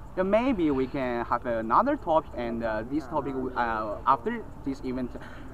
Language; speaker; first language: English; non-native, learner; Chinese